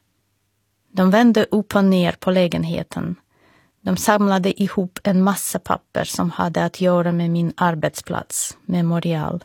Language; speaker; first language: Swedish; non-native, fluent; Russian